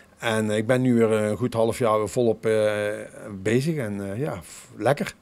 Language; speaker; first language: Dutch; native; Dutch